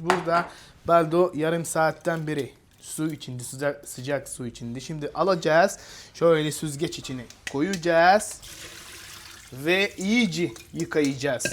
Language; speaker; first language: Turkish; non-native, fluent; Arabic